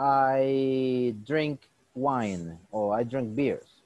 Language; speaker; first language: English; non-native, fluent; Spanish